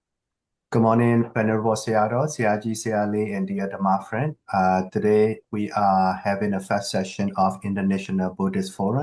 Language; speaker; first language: English; non-native, fluent; Burmese